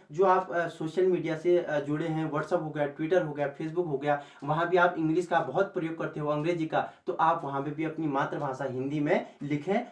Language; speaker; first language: Hindi; native; Hindi